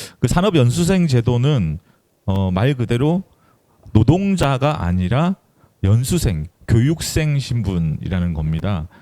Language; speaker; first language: Korean; native; Korean